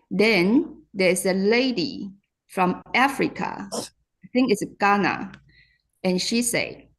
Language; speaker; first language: English; non-native, fluent; Chinese